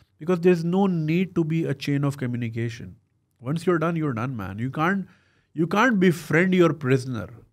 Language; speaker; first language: Urdu; native; Urdu